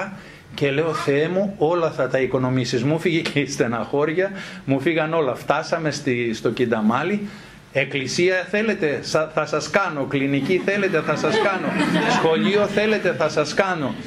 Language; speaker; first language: Greek; native; Greek